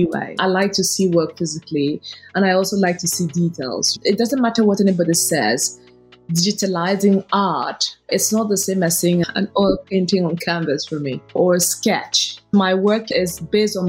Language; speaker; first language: English; non-native, local second language; Igbo